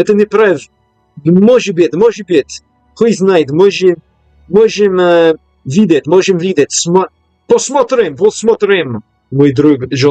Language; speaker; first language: Russian; non-native, learner; English